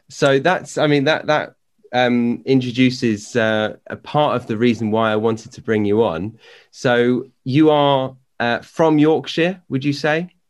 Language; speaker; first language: English; native; English